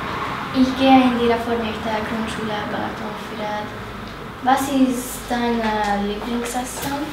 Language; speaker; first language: German; non-native, learner; Hungarian